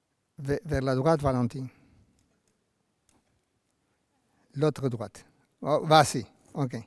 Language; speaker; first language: French; non-native, fluent; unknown